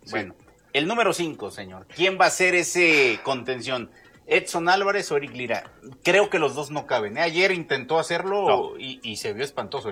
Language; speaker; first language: Spanish; native; Spanish